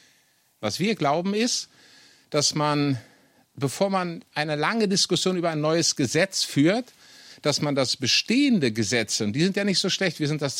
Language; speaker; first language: German; native; German